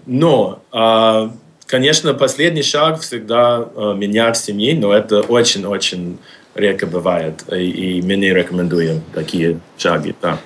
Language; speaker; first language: Russian; non-native, fluent; English